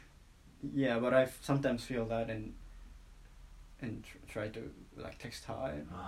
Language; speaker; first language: English; non-native, fluent; Japanese